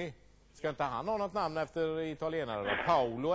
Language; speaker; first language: Swedish; native; Swedish